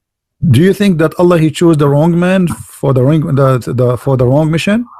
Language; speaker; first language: English; non-native, fluent; Arabic